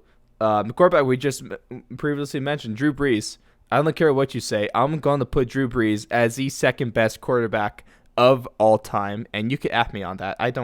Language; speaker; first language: English; native; English